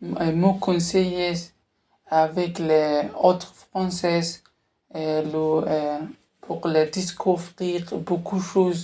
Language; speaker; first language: French; non-native, learner; Somali